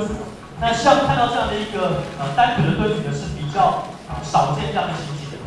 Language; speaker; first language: Chinese; native; Chinese